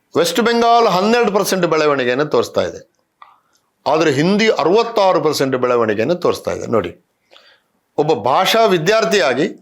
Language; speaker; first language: Kannada; non-native, local second language; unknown